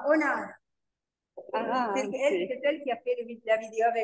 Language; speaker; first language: French; non-native, learner; Spanish